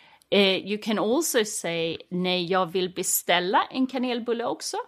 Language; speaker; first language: Swedish; native; Swedish